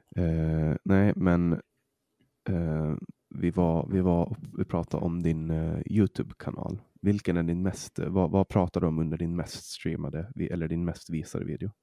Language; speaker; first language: Swedish; native; Swedish